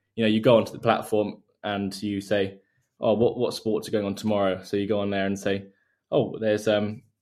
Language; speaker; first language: English; native; English